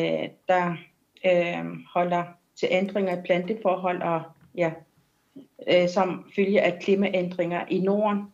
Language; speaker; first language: Danish; non-native, local second language; Kalaallisut